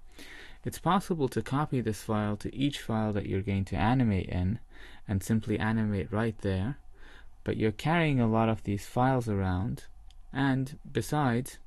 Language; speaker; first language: English; native; English